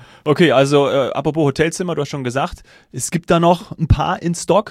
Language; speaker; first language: German; native; German